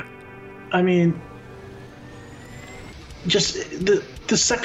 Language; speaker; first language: English; native; English